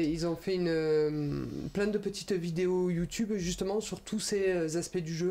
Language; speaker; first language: French; native; French